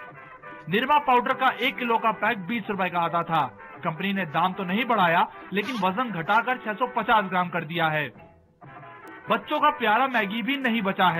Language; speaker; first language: Hindi; native; Hindi